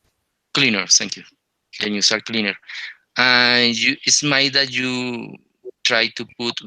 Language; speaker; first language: English; non-native, learner; Spanish